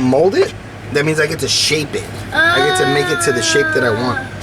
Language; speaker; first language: English; native; English